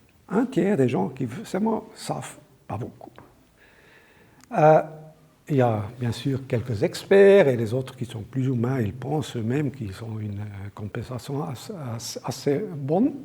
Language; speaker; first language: French; non-native, local second language; German